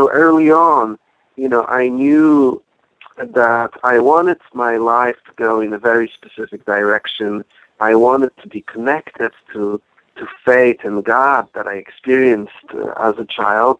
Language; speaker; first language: English; non-native, fluent; Polish